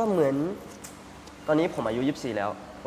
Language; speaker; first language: Thai; early bilingual, heritage; Thai